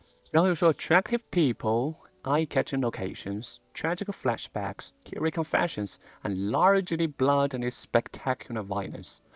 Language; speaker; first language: English; non-native, fluent; Chinese